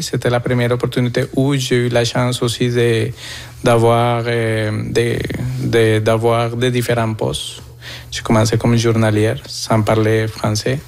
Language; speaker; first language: French; non-native, fluent; Spanish